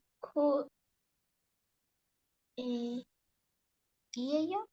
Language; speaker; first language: Korean; non-native, learner; Spanish